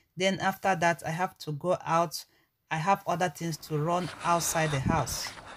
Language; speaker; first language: English; non-native, local second language; Igbo